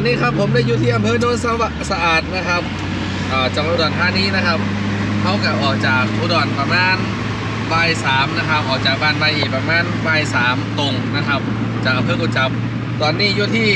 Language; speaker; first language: Thai; non-native, local second language; Northeastern Thai